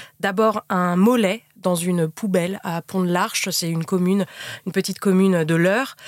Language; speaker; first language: French; native; French